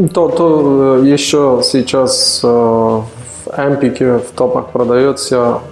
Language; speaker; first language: Russian; non-native, learner; Polish